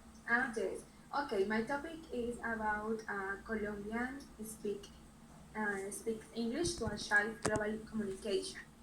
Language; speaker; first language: English; non-native, learner; Spanish